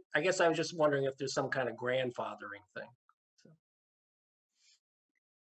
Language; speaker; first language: English; native; English